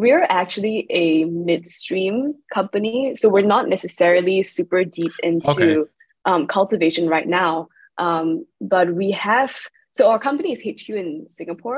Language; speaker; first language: English; non-native, local second language; Chinese